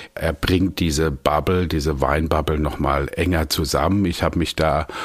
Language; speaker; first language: German; native; German